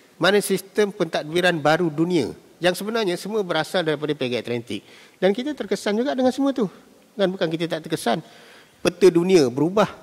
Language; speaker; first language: Malay; native; Malay